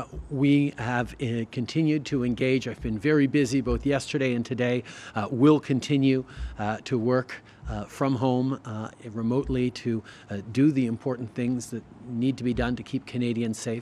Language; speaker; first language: English; early bilingual, other home language; French